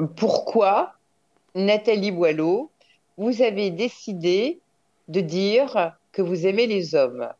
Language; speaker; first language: French; native; French